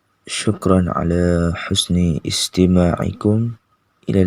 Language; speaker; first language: Arabic; non-native, learner; Malay